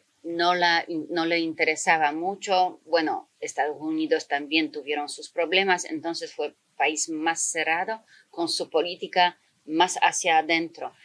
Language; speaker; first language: Spanish; non-native, fluent; Polish